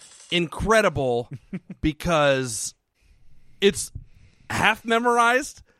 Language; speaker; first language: English; native; English